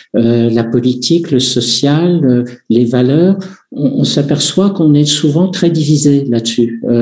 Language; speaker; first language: French; native; French